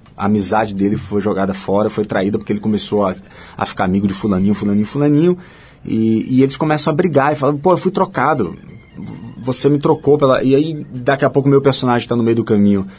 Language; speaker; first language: Portuguese; native; Portuguese